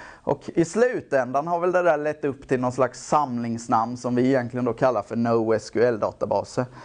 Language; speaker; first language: Swedish; native; Swedish